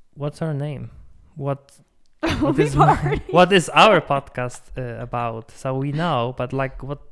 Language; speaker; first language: English; non-native, fluent; Polish